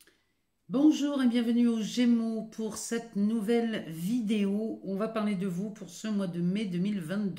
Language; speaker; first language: French; native; French